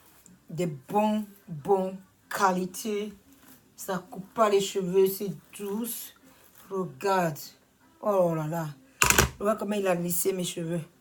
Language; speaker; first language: French; non-native, learner; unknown